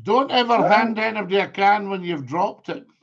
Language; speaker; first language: English; native; English